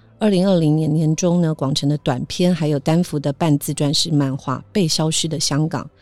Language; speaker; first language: Chinese; native; Chinese